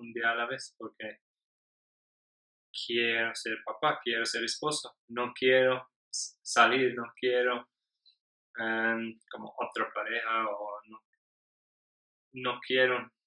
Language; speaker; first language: Spanish; non-native, learner; English